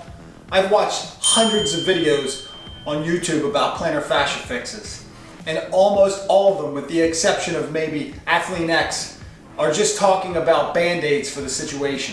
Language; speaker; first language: English; native; English